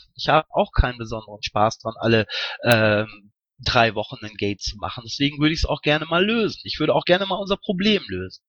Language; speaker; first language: German; native; German